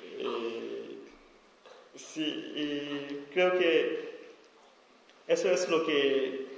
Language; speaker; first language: Spanish; non-native, learner; S'gaw Karen